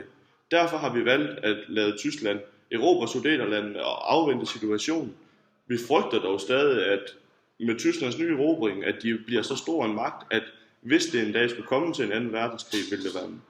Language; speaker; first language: Danish; native; Danish